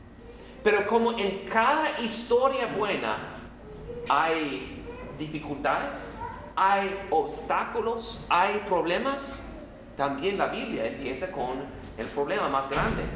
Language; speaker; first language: Spanish; non-native, fluent; English